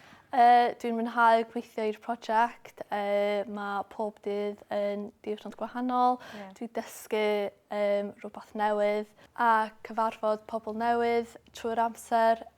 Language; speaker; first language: Welsh; non-native, local second language; English